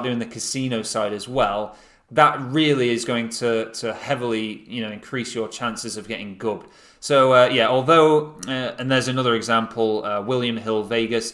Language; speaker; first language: English; native; English